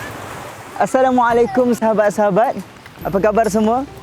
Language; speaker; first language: Malay; native; Malay